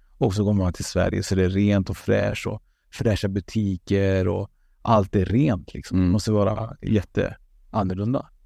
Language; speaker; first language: Swedish; native; Swedish